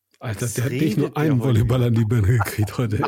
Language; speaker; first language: German; native; German